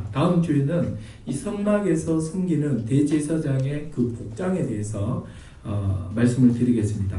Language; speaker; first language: Korean; native; Korean